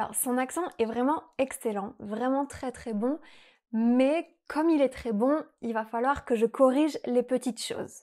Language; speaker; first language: French; native; French